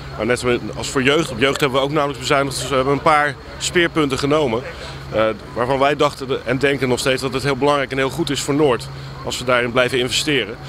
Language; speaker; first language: Dutch; native; Dutch